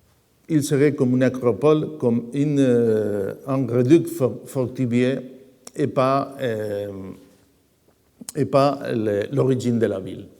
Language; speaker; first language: French; non-native, fluent; Spanish